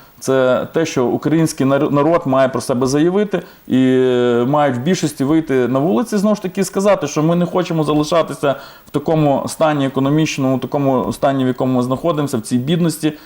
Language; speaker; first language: Ukrainian; native; Ukrainian